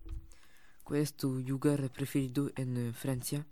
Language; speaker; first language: Spanish; non-native, learner; French